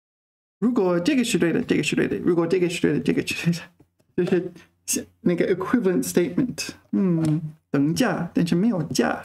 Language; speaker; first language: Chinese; non-native, fluent; English